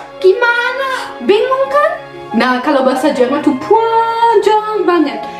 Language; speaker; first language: Indonesian; non-native, fluent; German